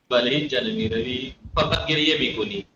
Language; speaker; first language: Persian; non-native, fluent; Urdu